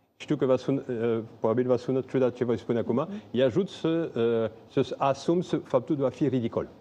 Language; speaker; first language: Romanian; non-native, fluent; French